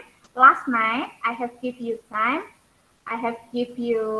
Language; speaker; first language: English; non-native, learner; Indonesian